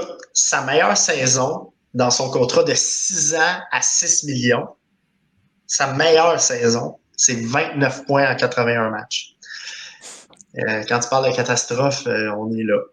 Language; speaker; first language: French; native; French